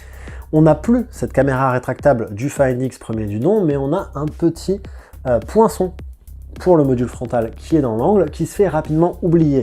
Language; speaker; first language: French; native; French